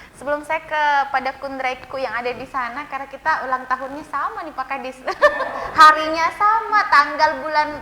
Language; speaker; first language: Indonesian; native; Indonesian